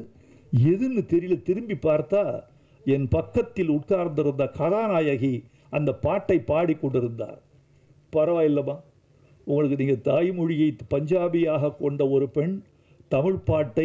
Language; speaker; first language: Tamil; native; Tamil